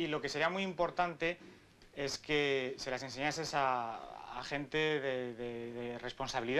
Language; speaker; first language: Spanish; native; Spanish